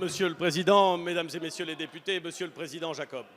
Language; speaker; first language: French; native; French